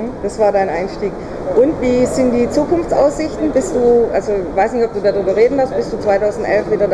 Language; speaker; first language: German; native; German